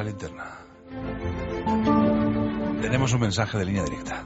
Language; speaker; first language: Spanish; native; Spanish